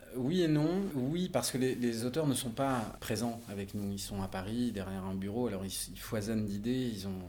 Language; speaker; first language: French; native; French